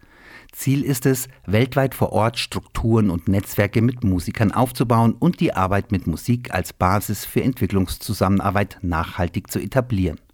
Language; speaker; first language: German; native; German